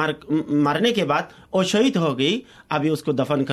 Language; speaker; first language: Hindi; non-native, fluent; Rohingya